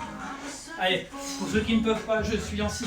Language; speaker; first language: French; native; French